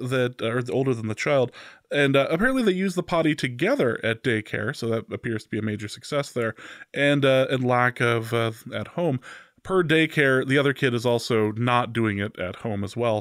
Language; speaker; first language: English; native; English